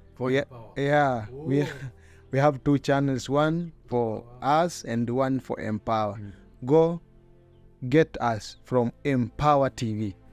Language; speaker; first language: English; non-native, local second language; Luyia